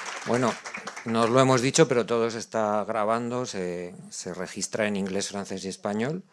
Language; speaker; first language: Spanish; native; Spanish